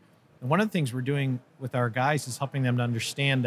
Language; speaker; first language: English; native; English